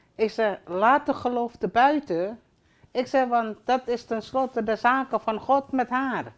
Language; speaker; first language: Dutch; early bilingual, other home language; Indonesian